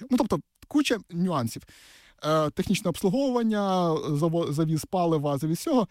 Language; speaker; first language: Ukrainian; native; Ukrainian